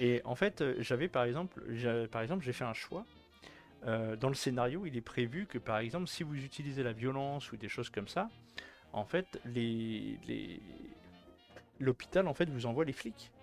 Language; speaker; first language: French; native; French